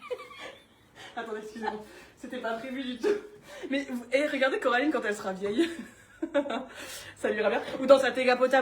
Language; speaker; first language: French; native; French